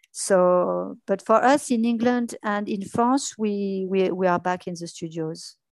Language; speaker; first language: English; non-native, fluent; French